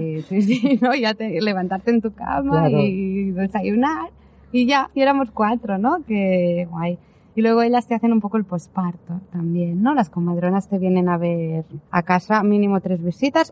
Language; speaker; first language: Spanish; native; Spanish